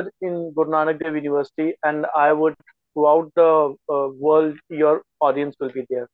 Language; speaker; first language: English; non-native, local second language; Punjabi